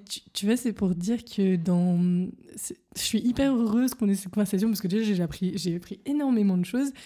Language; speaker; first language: French; native; French